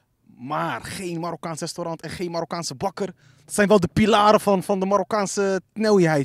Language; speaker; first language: Dutch; early bilingual, other home language; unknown